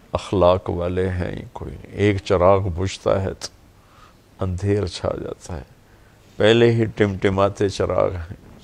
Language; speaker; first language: Urdu; non-native, local second language; Punjabi